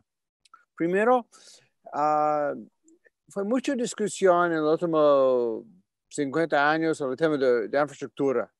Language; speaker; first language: Spanish; non-native, fluent; English